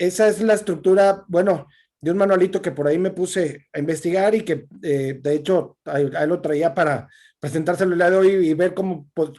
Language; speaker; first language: Spanish; native; Spanish